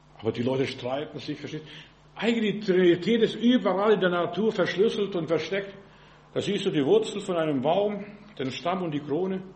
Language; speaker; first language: German; non-native, fluent; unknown